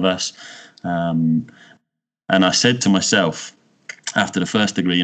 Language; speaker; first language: English; native; English